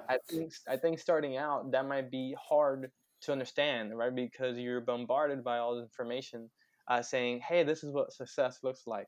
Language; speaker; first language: English; native; English